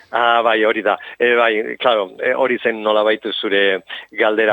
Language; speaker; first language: Basque; non-native, local second language; Spanish